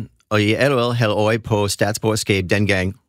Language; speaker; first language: Danish; non-native, fluent; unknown